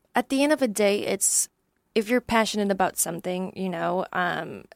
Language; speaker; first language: English; non-native, fluent; Polish